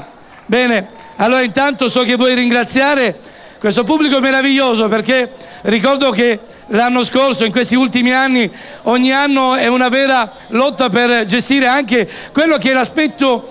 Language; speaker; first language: Italian; native; Italian